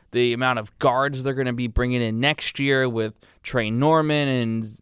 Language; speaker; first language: English; native; English